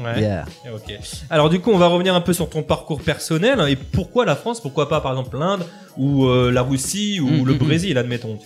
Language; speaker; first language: French; native; French